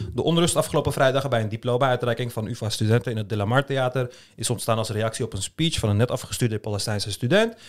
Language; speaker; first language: Dutch; early bilingual, other home language; Turkish